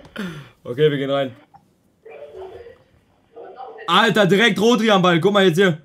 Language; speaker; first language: German; native; German